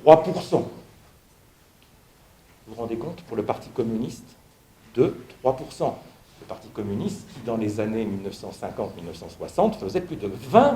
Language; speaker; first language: French; native; French